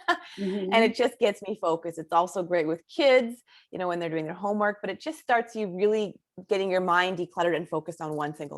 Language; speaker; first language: English; native; English